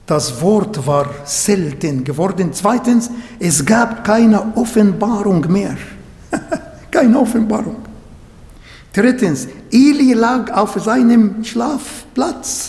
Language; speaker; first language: German; non-native, fluent; Arabic